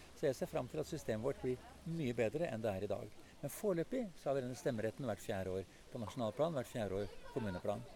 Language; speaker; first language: Norwegian; native; Norwegian